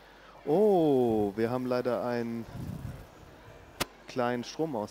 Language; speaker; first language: German; native; German